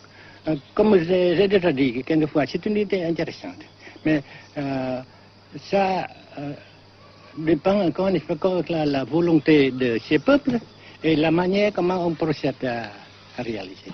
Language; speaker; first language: French; non-native, fluent; Vietnamese